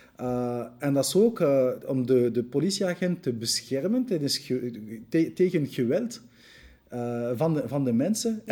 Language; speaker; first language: Dutch; non-native, local second language; French